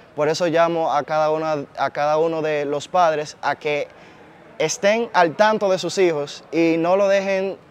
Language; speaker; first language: Spanish; native; Spanish